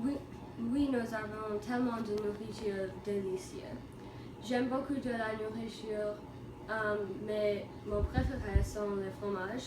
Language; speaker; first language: French; non-native, learner; English